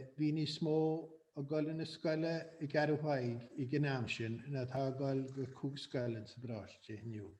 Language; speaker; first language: Irish; native; Irish